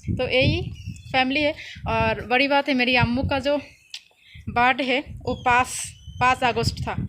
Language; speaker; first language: Urdu; non-native, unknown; Bangla